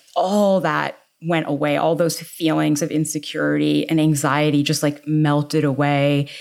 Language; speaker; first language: English; native; English